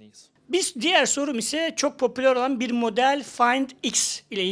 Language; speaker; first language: Turkish; native; Turkish